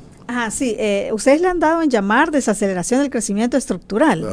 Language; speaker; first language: Spanish; native; Spanish